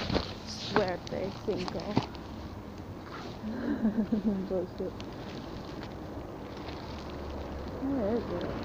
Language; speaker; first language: Spanish; non-native, learner; English